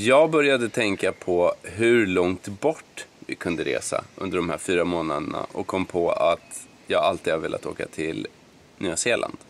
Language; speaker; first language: Swedish; native; Swedish